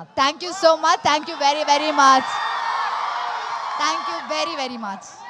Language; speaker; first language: Telugu; non-native, fluent; Malayalam